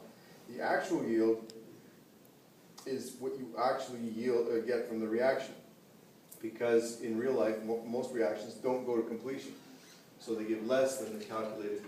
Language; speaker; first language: English; native; English